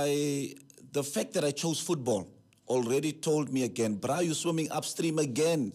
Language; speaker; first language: English; non-native, local second language; Afrikaans